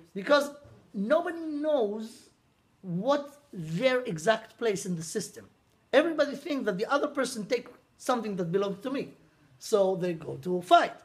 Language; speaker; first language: English; non-native, fluent; Hebrew